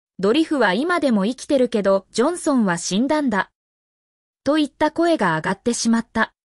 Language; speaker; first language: Japanese; native; Japanese